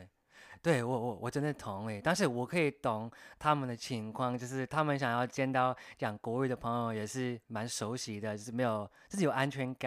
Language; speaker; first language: Chinese; non-native, fluent; English